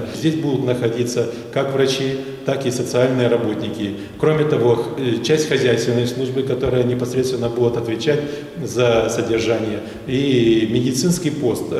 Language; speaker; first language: Russian; native; Russian